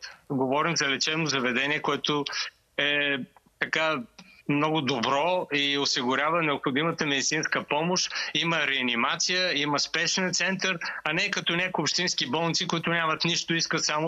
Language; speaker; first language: Bulgarian; native; Bulgarian